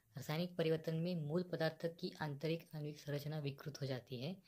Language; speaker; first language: Hindi; non-native, local second language; Marathi